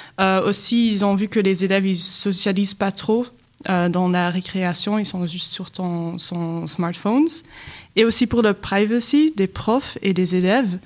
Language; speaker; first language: French; non-native, local second language; Dutch